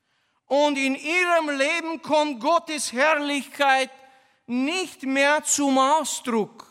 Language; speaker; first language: German; non-native, fluent; Romanian